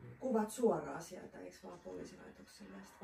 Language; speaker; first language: Finnish; native; Finnish